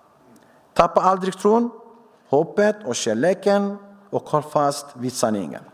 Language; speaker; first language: Swedish; non-native, fluent; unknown